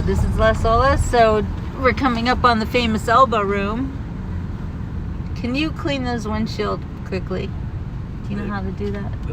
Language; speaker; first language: English; native; English